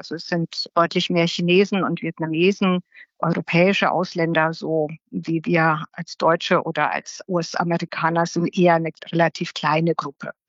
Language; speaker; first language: German; native; German